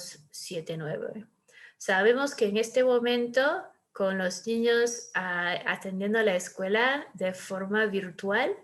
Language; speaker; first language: Spanish; early bilingual, heritage; Spanish